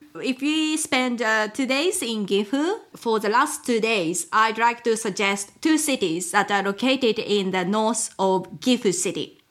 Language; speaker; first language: English; non-native, fluent; Japanese